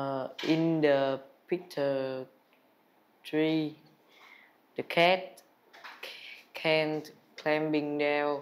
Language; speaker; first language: English; non-native, learner; Vietnamese